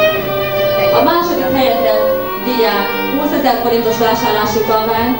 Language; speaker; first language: Hungarian; native; Hungarian